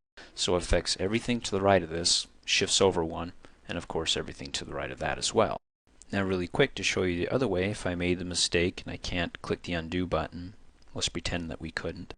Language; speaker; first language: English; native; English